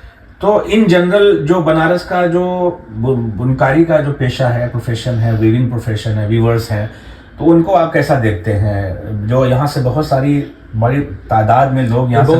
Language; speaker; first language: Hindi; native; Hindi